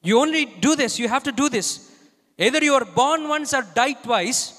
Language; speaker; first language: English; non-native, local second language; Telugu